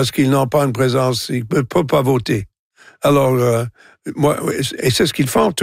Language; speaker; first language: French; non-native, local second language; English